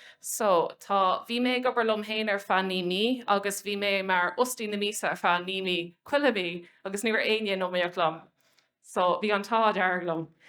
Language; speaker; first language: Irish; non-native, local second language; English